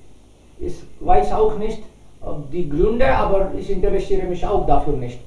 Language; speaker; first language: German; non-native, learner; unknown